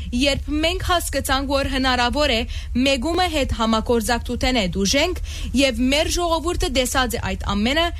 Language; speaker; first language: Armenian; early bilingual, heritage; Armenian